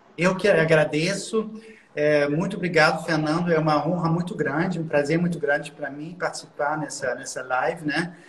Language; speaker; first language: Portuguese; non-native, fluent; German